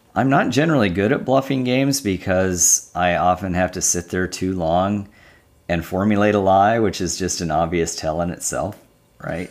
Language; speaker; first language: English; native; English